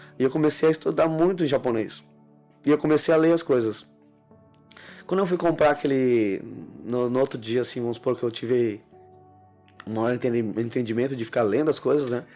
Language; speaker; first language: Portuguese; native; Portuguese